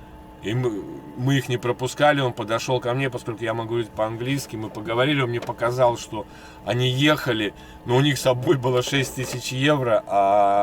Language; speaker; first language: Russian; native; Russian